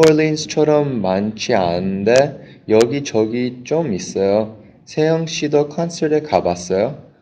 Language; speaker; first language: Korean; non-native, learner; English